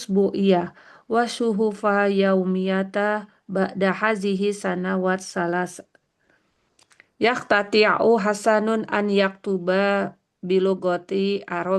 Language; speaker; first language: Arabic; non-native, learner; Indonesian